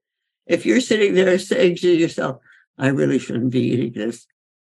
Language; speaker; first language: English; native; English